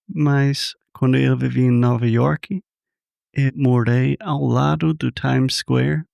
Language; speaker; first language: Portuguese; non-native, fluent; English